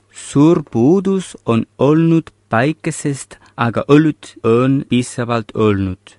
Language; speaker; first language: Estonian; non-native, learner; Catalan